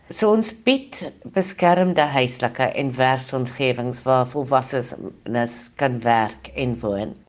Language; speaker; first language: Afrikaans; non-native, local second language; English